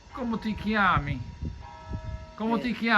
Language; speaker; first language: Italian; non-native, learner; English